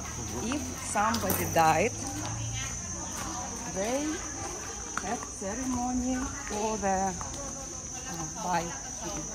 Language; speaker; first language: English; non-native, learner; Thai